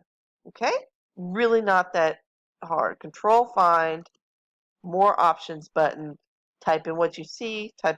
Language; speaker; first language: English; native; English